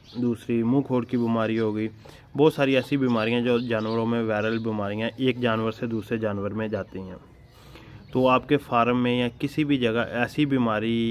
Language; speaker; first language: Urdu; non-native, local second language; Punjabi